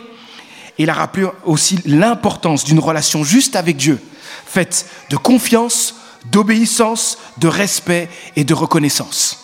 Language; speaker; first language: French; native; French